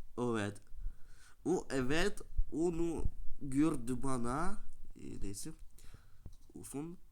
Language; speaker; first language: Turkish; non-native, learner; Russian